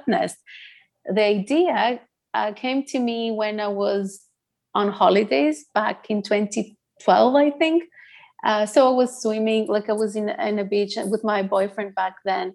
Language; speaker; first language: English; non-native, fluent; Greek